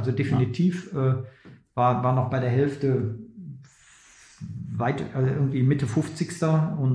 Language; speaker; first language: German; native; German